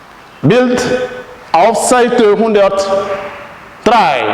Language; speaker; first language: German; non-native, fluent; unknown